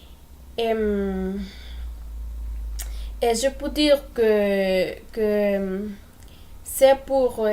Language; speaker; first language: French; non-native, learner; Spanish